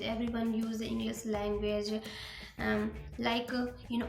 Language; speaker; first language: English; non-native, learner; Hindi